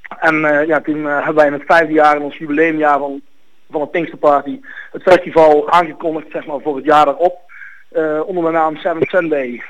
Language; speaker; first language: Dutch; native; Dutch